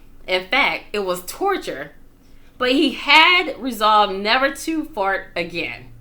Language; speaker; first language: English; native; English